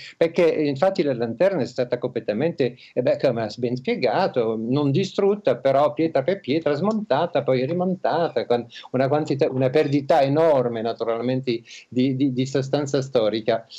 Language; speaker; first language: Italian; non-native, fluent; French